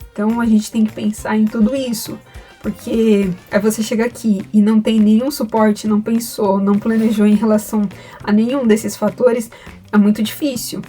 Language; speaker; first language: Portuguese; native; Portuguese